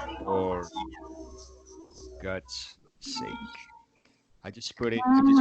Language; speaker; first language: English; non-native, fluent; Spanish